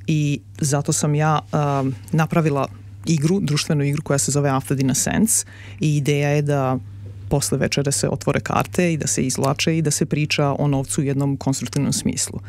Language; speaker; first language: Serbian; native; Serbian